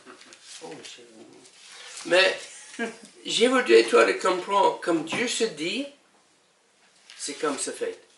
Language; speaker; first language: French; non-native, learner; English